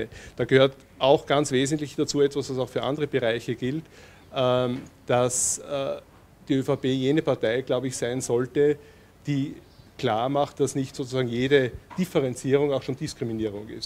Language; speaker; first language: German; native; German